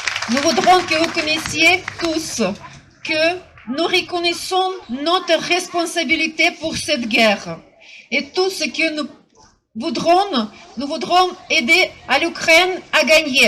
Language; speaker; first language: French; non-native, fluent; Russian